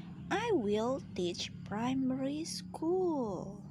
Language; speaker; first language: English; non-native, fluent; Indonesian